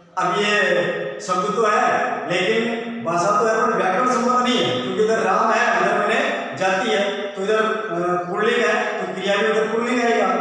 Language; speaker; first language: Hindi; native; Hindi